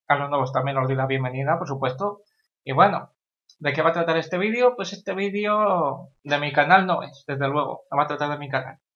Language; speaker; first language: Spanish; native; Spanish